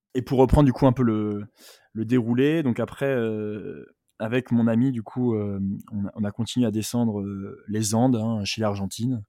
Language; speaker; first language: French; native; French